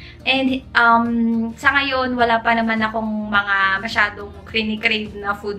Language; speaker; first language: Filipino; native; Filipino